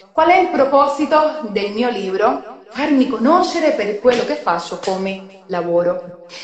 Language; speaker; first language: Italian; non-native, fluent; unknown